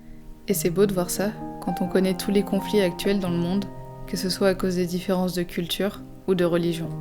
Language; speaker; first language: French; native; French